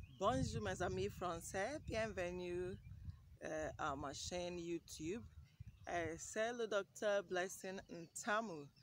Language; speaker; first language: French; non-native, learner; English